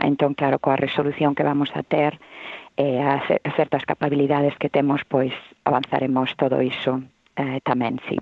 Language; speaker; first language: Galician; non-native, local second language; Spanish